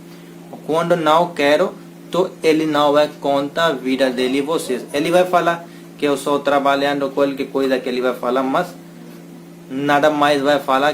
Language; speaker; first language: Portuguese; non-native, learner; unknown